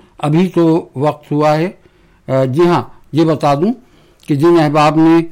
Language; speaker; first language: Urdu; native; Urdu